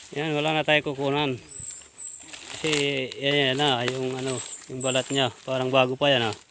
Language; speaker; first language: Filipino; non-native, local second language; Waray